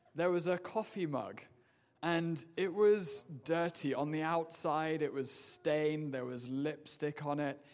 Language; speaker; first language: English; native; English